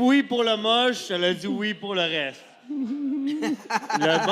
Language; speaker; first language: French; native; French